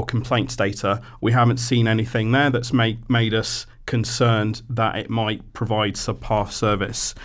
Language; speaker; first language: English; native; English